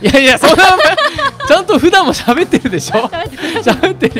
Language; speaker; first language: Japanese; native; Japanese